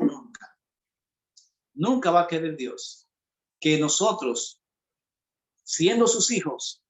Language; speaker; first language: Spanish; native; Spanish